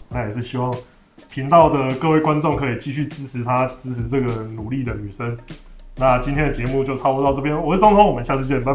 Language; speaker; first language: Chinese; native; Chinese